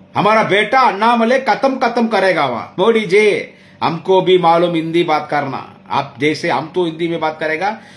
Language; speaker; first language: Hindi; non-native, local second language; Tamil